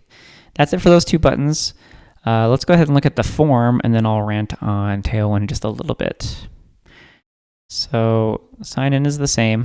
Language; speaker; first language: English; native; English